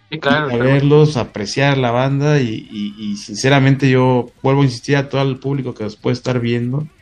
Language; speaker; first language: Spanish; native; Spanish